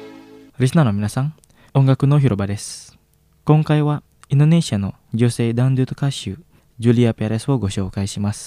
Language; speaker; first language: Japanese; non-native, fluent; Indonesian